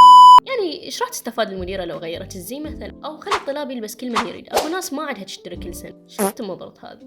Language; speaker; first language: Arabic; native; Arabic